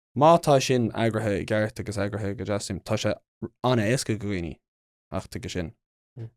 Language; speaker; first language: Irish; non-native, local second language; English